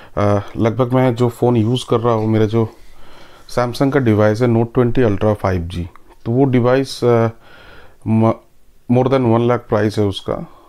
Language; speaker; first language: Hindi; native; Hindi